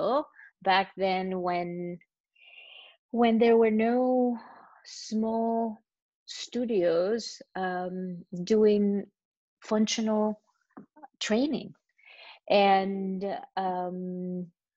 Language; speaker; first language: English; non-native, fluent; Spanish